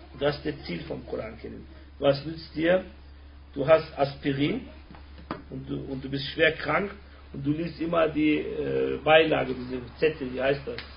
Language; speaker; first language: German; early bilingual, other home language; Turkish